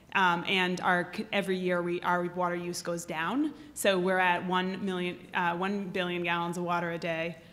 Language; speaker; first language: English; native; English